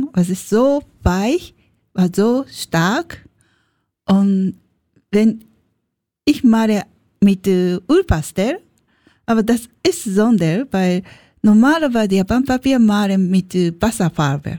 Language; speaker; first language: German; non-native, learner; Japanese